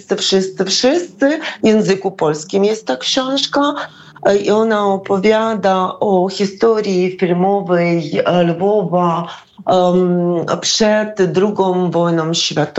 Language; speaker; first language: Polish; non-native, fluent; Ukrainian